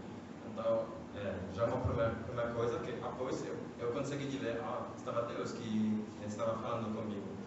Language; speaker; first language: Portuguese; non-native, fluent; French